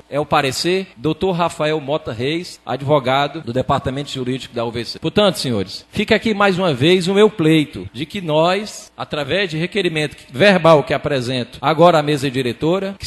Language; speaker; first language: Portuguese; native; Portuguese